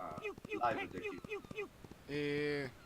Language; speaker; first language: Japanese; non-native, learner; English